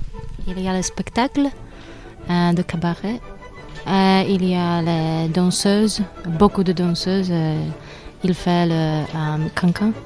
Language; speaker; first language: French; non-native, learner; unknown